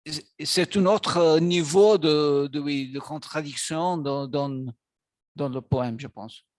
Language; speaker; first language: French; non-native, learner; Maltese